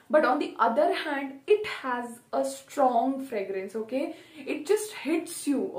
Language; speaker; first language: English; non-native, local second language; Hindi